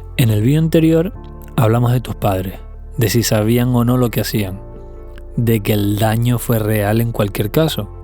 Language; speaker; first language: Spanish; native; Spanish